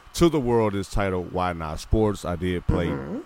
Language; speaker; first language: English; native; English